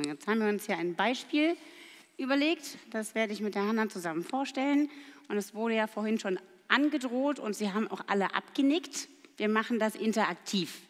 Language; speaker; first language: German; native; German